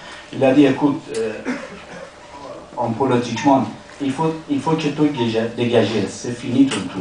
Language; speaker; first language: French; non-native, learner; Persian